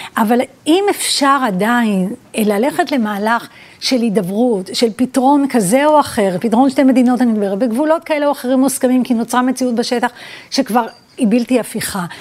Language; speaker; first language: Hebrew; early bilingual, other home language; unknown